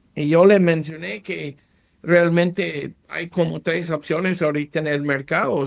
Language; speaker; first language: Spanish; non-native, learner; English